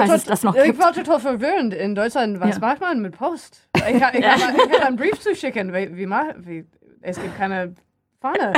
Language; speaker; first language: German; non-native, learner; English